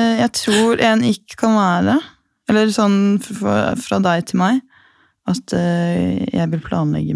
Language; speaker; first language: Norwegian; native; Norwegian